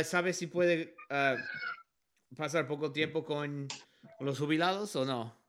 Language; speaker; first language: Spanish; non-native, learner; English